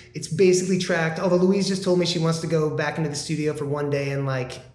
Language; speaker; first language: English; native; English